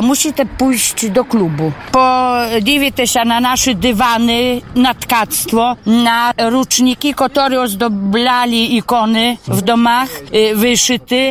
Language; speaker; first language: Polish; non-native, local second language; Ukrainian